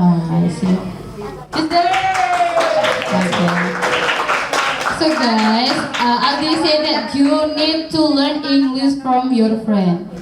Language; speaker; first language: English; non-native, fluent; Indonesian